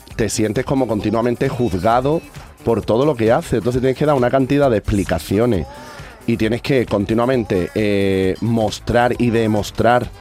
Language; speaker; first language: Spanish; native; Spanish